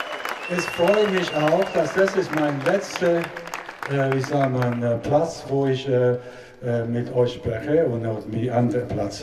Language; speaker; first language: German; non-native, learner; Italian